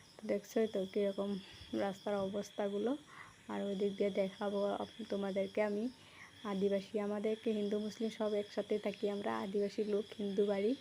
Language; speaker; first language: Bangla; non-native, local second language; Assamese